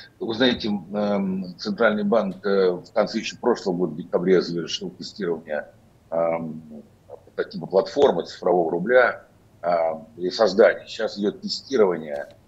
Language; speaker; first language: Russian; native; Russian